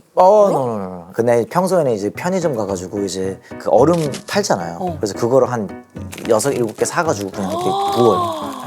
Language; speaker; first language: Korean; early bilingual, heritage; Korean